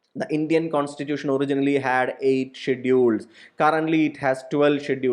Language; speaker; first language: English; non-native, local second language; Malayalam